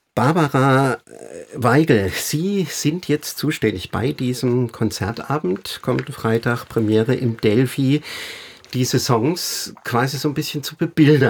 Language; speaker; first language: German; native; German